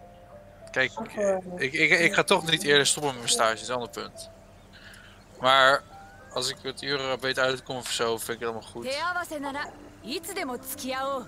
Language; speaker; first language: Dutch; native; Dutch